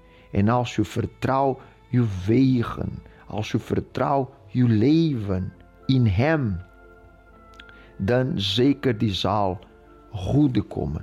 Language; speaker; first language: Dutch; non-native, fluent; Portuguese